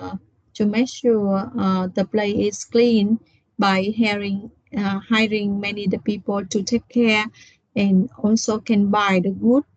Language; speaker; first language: English; non-native, learner; Vietnamese